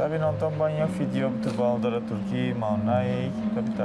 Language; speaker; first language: Indonesian; non-native, learner; Turkish